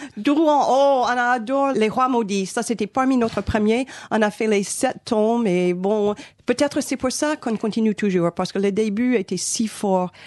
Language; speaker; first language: French; non-native, fluent; English